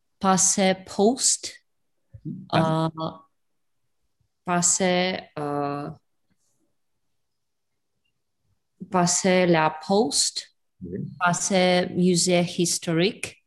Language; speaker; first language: French; non-native, learner; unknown